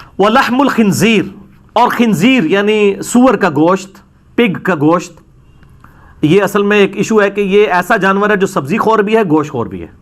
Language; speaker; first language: Urdu; non-native, local second language; Punjabi